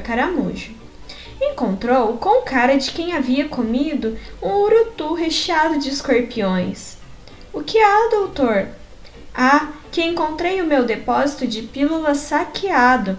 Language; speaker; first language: Portuguese; native; Portuguese